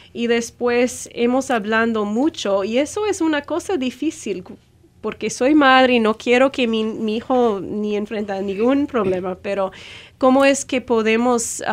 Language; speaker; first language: Spanish; non-native, fluent; English